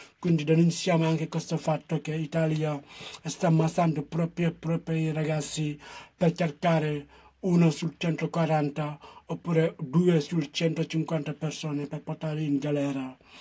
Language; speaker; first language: Italian; non-native, fluent; Wolof